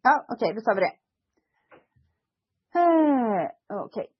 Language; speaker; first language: Swedish; native; Swedish